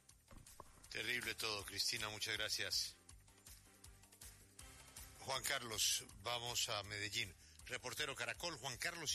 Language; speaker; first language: Spanish; native; Spanish